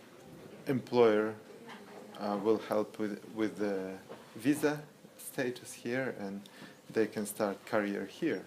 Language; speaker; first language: English; non-native, learner; Russian